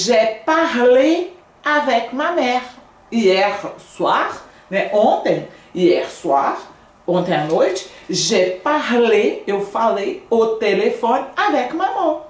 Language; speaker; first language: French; non-native, fluent; Portuguese